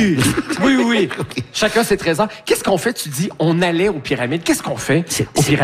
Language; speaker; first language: French; native; French